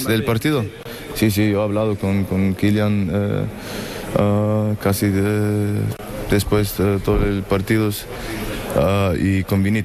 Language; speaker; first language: Spanish; non-native, fluent; German